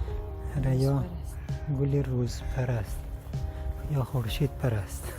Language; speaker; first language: Persian; native; Persian